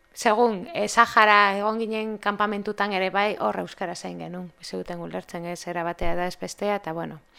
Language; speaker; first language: Basque; non-native, local second language; Spanish